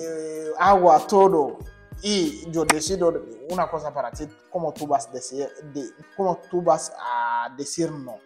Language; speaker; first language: Spanish; non-native, learner; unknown